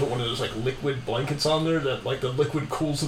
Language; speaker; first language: English; native; English